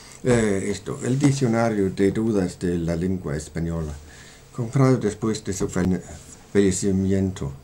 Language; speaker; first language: Spanish; non-native, fluent; Danish